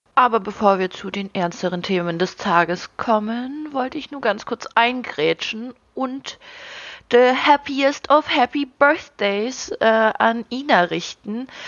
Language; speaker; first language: German; early bilingual, other home language; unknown